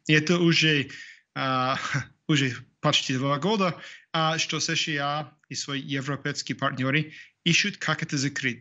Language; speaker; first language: Russian; non-native, fluent; English